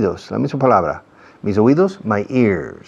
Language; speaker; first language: Spanish; non-native, fluent; English